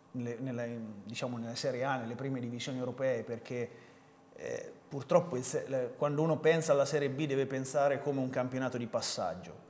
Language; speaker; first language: Italian; native; Italian